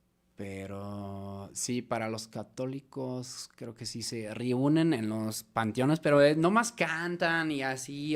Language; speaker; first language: Spanish; native; Spanish